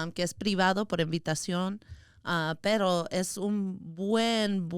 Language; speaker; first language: Spanish; early bilingual, other home language; English